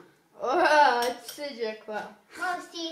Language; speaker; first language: French; native; French